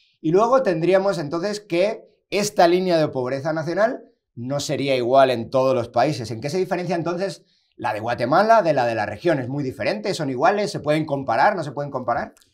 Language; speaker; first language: Spanish; native; Spanish